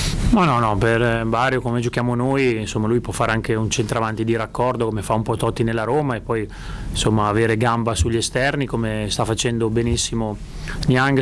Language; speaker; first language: Italian; native; Italian